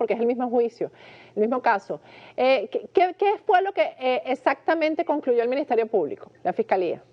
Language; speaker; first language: Spanish; native; Spanish